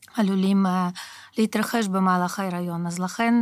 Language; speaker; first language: Hebrew; early bilingual, other home language; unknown